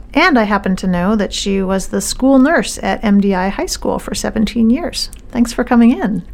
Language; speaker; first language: English; native; English